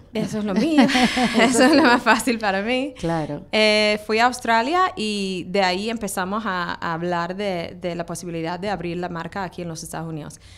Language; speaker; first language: Spanish; non-native, fluent; English